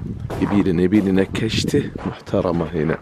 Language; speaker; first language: Arabic; native; Arabic